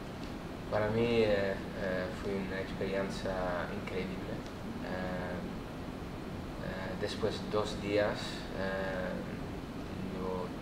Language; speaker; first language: Spanish; non-native, learner; Dutch